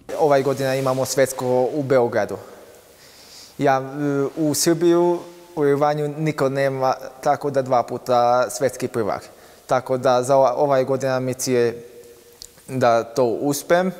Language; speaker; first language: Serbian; non-native, local second language; Hungarian